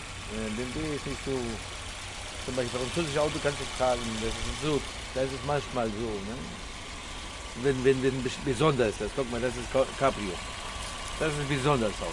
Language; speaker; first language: German; non-native, learner; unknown